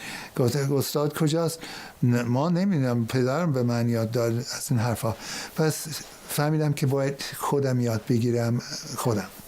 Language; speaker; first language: Persian; non-native, fluent; English